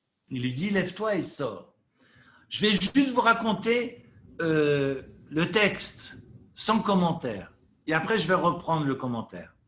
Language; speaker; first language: French; native; French